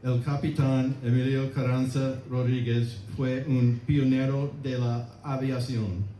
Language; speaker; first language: Spanish; non-native, learner; English